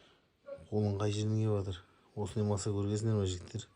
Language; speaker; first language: Kazakh; native; Kazakh